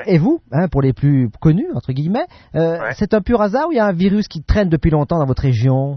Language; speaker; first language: French; native; French